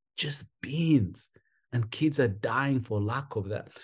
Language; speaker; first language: English; non-native, local second language; Kinyarwanda